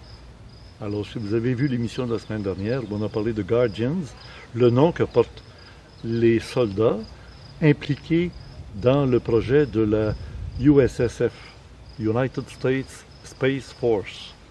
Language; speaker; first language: French; native; French